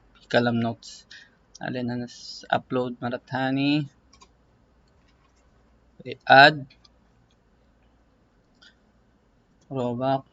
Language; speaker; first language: Arabic; non-native, learner; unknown